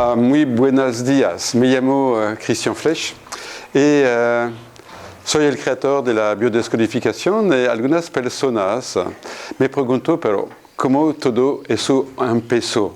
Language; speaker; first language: Spanish; non-native, fluent; French